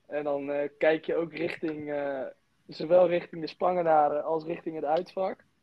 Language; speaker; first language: Dutch; native; Dutch